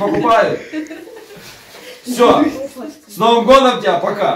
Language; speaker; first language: Russian; native; Russian